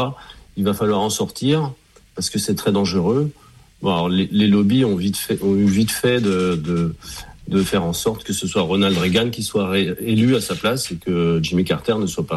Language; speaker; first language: French; native; French